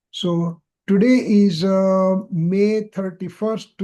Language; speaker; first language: English; non-native, local second language; Gujarati